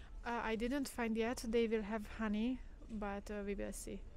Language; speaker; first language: English; non-native, fluent; Hungarian